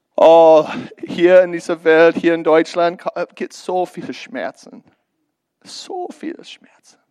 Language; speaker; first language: German; non-native, learner; English